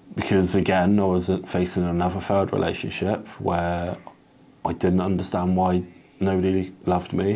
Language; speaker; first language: English; native; English